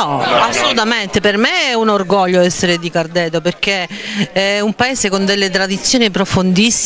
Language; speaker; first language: Italian; native; Italian